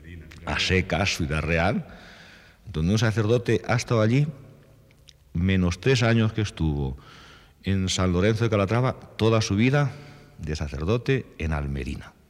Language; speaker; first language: Spanish; native; Spanish